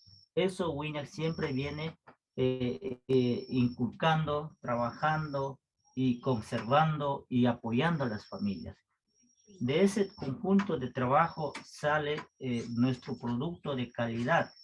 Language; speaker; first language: Spanish; non-native, local second language; Quechua